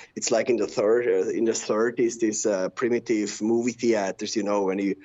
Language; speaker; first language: English; non-native, fluent; Swiss German